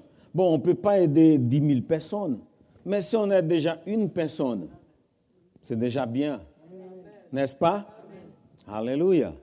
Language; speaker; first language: French; non-native, fluent; Portuguese